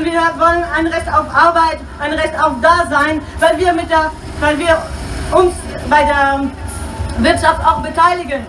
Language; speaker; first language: German; non-native, learner; Spanish